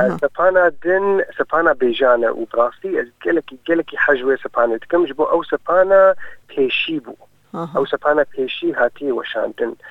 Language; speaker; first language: Kurdish; early bilingual, heritage; Kurdish